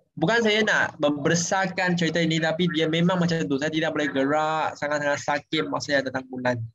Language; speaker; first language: Malay; non-native, local second language; Chinese